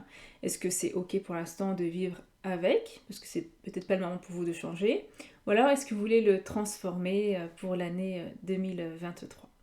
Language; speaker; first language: French; native; French